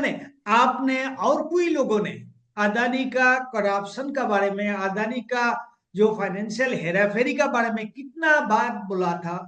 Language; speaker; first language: Hindi; non-native, local second language; Assamese